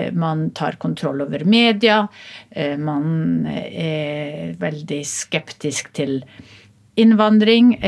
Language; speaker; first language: Norwegian; early bilingual, other home language; Polish